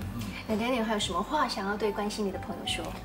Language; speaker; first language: Chinese; native; Chinese